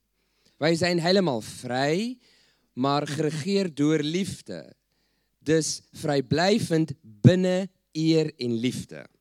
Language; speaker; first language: Dutch; non-native, fluent; English